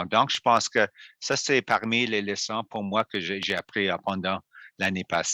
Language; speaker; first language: French; non-native, local second language; English